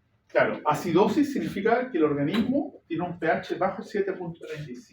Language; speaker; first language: Spanish; native; Spanish